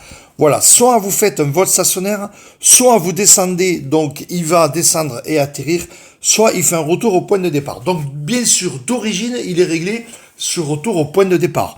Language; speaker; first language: French; native; French